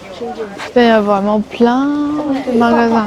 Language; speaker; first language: French; early bilingual, other home language; Chinese